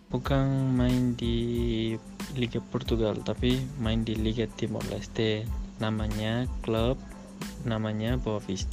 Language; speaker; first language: Indonesian; non-native, local second language; Tetum